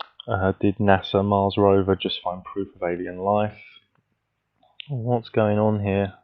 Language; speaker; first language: English; native; English